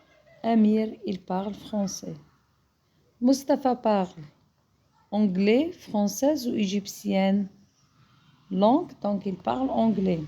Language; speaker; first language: French; non-native, fluent; Arabic